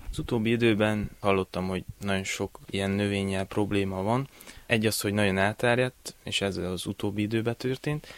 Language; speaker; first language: Hungarian; native; Hungarian